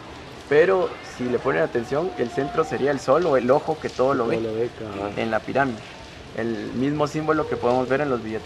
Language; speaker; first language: Spanish; native; Spanish